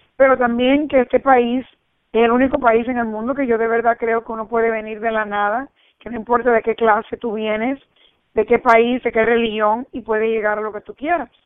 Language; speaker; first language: Spanish; early bilingual, heritage; Spanish